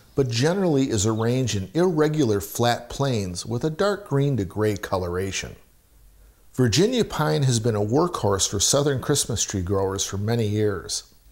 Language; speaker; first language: English; native; English